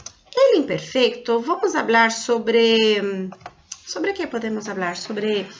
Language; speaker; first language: Spanish; non-native, fluent; Portuguese